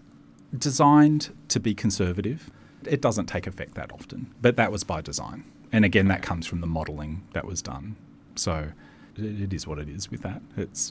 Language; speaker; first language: English; native; English